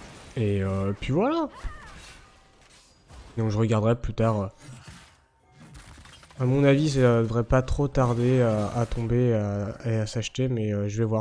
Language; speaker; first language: French; native; French